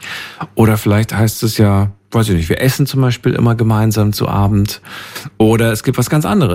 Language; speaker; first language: German; native; German